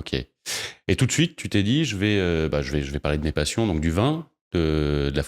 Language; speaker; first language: French; native; French